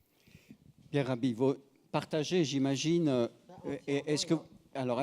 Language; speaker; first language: French; native; French